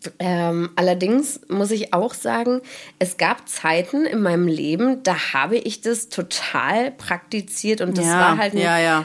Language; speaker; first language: German; native; German